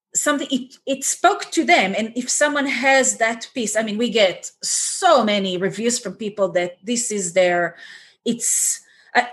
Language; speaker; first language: English; non-native, fluent; Hebrew